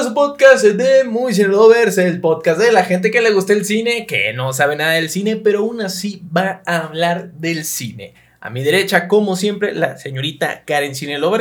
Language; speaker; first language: Spanish; native; Spanish